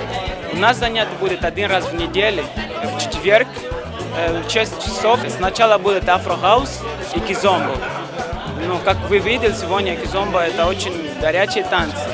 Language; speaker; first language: Russian; non-native, fluent; Portuguese